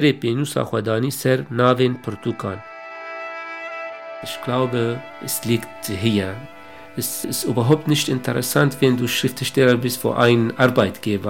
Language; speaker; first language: German; non-native, local second language; Kurdish